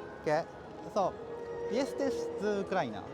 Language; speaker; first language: Polish; non-native, learner; Japanese